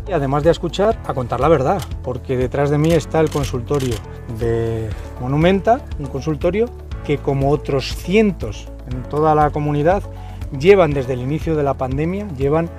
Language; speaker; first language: Spanish; native; Spanish